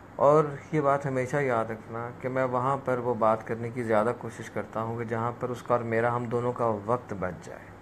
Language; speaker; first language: Urdu; non-native, local second language; Punjabi